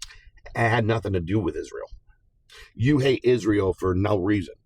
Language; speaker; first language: English; native; English